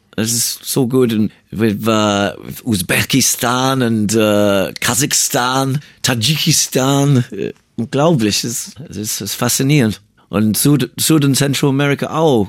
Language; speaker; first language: German; non-native, learner; English